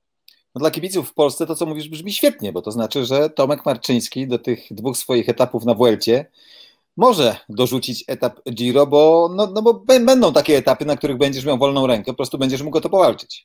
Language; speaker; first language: Polish; native; Polish